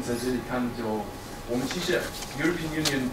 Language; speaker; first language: Chinese; non-native, fluent; German